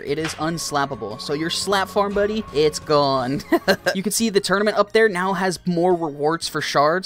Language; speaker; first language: English; native; English